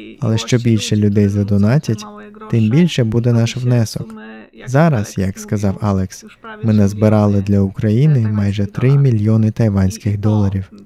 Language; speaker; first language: Ukrainian; non-native, fluent; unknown